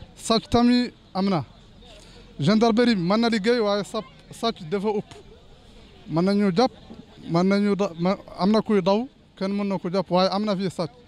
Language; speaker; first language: Wolof; non-native, fluent; Arabic